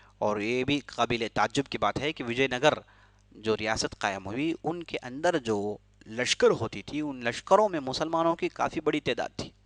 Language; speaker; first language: Urdu; native; Urdu